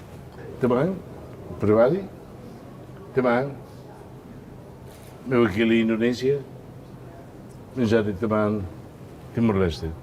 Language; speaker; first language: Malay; non-native, fluent; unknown